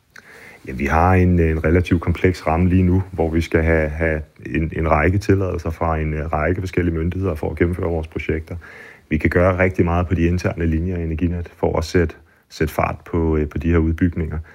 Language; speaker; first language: Danish; native; Danish